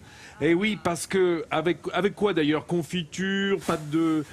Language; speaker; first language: French; native; French